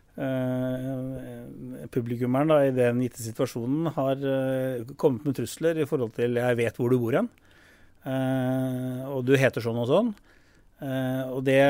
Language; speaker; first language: Norwegian; native; Norwegian